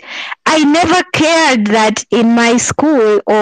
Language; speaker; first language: English; non-native, local second language; Ganda